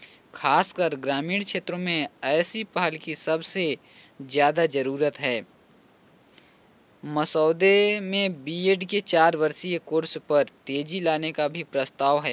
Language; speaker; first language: Hindi; native; Hindi